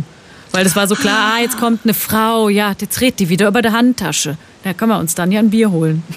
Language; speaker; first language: German; native; German